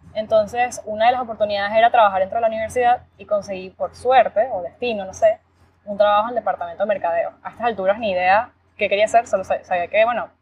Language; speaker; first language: Spanish; native; Spanish